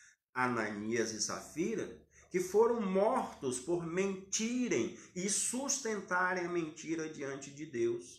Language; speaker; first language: Portuguese; native; Portuguese